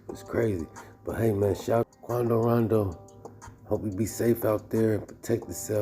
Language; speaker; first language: English; native; English